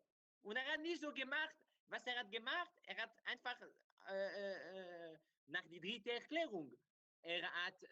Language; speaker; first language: German; non-native, learner; Hebrew